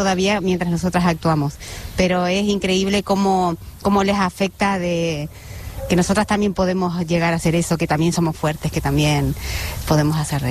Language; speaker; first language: Catalan; non-native, learner; Spanish